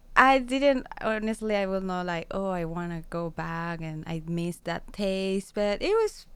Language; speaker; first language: English; non-native, fluent; Spanish